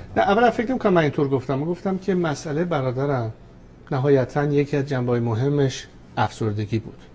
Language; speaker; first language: Persian; native; Persian